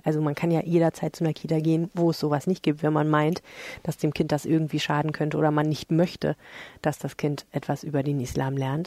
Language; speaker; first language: German; native; German